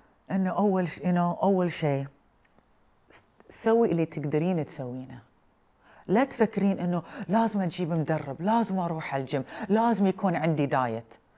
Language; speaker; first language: Arabic; early bilingual, other home language; English